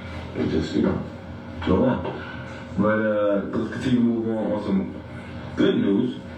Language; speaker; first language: English; native; English